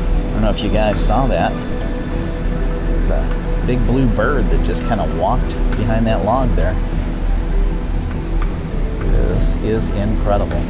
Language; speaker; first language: English; native; English